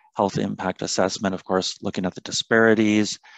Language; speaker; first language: English; native; English